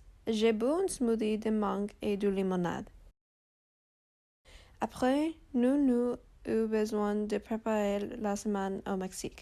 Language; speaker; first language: French; non-native, learner; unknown